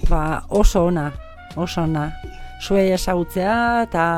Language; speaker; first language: Basque; non-native, learner; Spanish